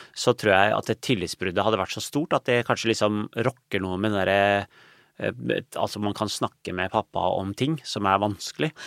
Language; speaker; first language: Norwegian; early bilingual, other home language; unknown